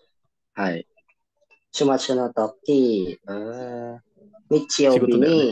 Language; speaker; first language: Japanese; non-native, learner; Indonesian